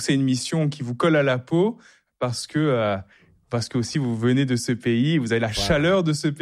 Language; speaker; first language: French; native; French